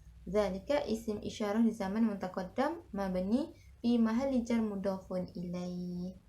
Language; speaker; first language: Arabic; non-native, learner; Malay